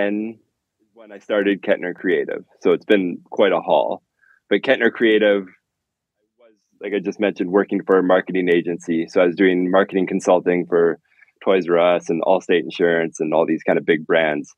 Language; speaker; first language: English; native; English